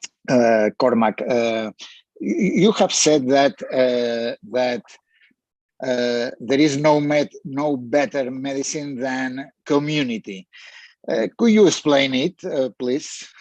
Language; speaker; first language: English; non-native, learner; Spanish